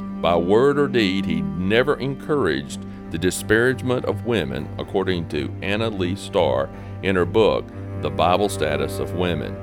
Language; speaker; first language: English; native; English